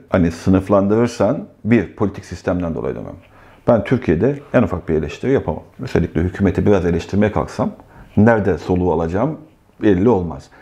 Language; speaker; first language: Turkish; native; Turkish